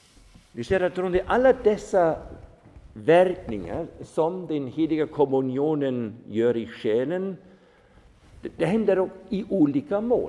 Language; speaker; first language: Swedish; non-native, fluent; German